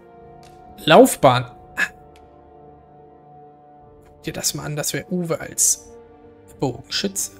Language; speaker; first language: German; native; German